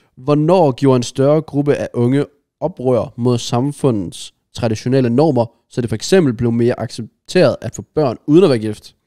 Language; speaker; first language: Danish; early bilingual, other home language; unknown